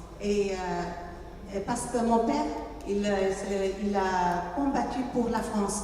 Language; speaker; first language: French; non-native, local second language; Arabic